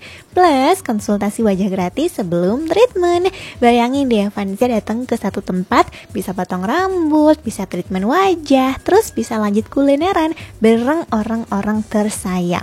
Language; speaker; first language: Indonesian; native; Indonesian